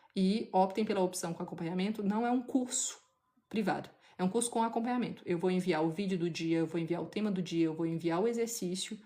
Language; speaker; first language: Portuguese; native; Portuguese